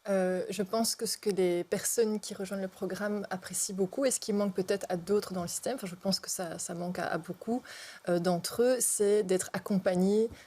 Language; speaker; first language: French; native; French